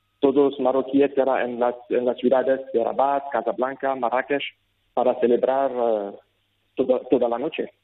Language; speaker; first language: Spanish; non-native, learner; Arabic